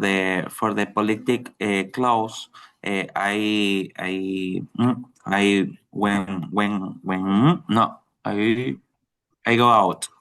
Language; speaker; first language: English; non-native, learner; Spanish